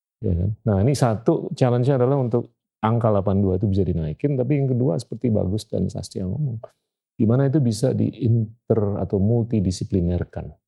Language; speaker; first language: Indonesian; native; Indonesian